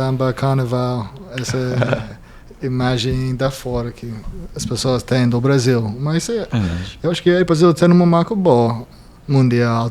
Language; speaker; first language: Portuguese; non-native, fluent; English